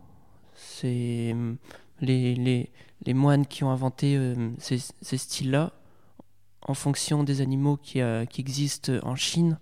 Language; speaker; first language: French; native; French